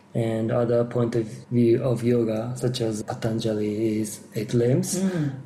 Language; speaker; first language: English; non-native, fluent; Japanese